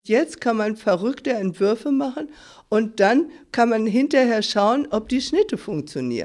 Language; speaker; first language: German; native; German